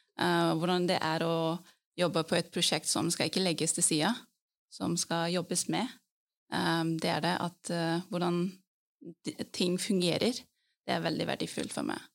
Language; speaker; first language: Norwegian; early bilingual, other home language; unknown